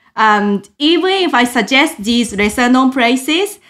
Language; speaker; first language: English; non-native, fluent; Japanese